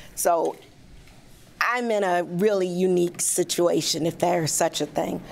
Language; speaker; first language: English; native; English